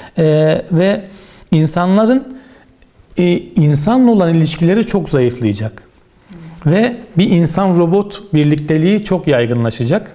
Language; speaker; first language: Turkish; native; Turkish